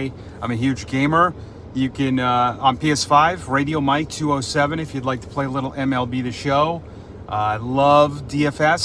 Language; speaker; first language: English; native; English